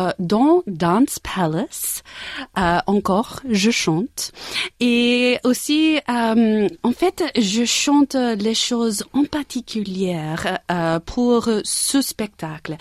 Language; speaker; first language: French; non-native, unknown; English